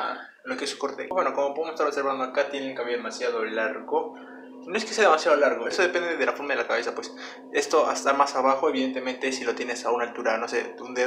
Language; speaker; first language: Spanish; native; Spanish